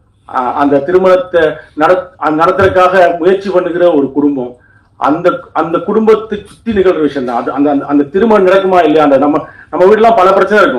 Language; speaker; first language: Tamil; native; Tamil